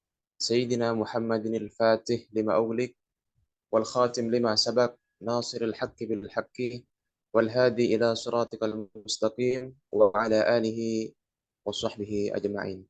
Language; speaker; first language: Arabic; non-native, learner; Indonesian